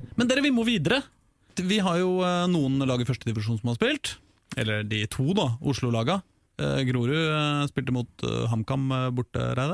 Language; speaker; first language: Norwegian; native; Norwegian